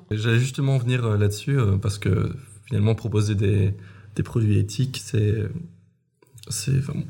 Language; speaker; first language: French; native; French